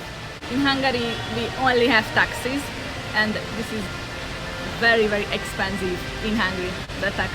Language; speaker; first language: English; non-native, learner; Hungarian